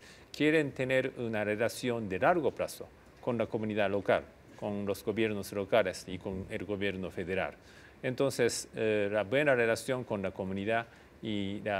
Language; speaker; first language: Spanish; non-native, fluent; Japanese